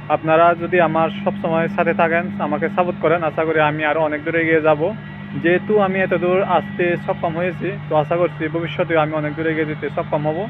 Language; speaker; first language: Bangla; non-native, local second language; Chakma